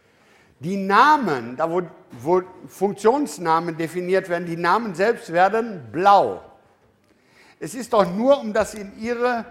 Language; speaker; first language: German; native; German